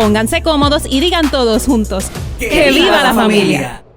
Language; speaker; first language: Spanish; native; Spanish